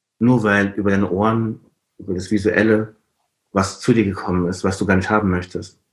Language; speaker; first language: German; non-native, fluent; Igbo